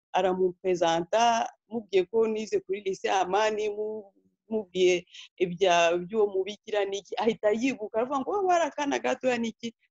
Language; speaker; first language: Kinyarwanda; early bilingual, heritage; Kinyarwanda